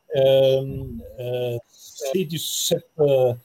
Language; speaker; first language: French; non-native, fluent; German